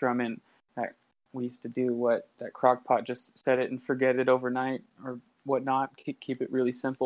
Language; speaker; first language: English; native; English